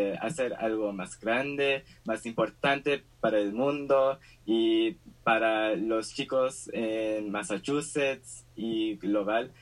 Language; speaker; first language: Spanish; early bilingual, heritage; Spanish